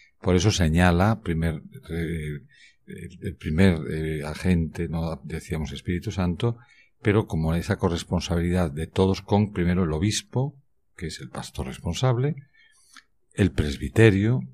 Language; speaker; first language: Spanish; native; Spanish